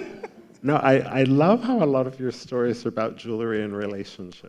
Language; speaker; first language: English; native; English